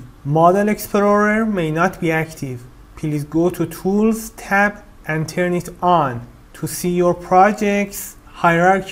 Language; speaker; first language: English; non-native, fluent; Persian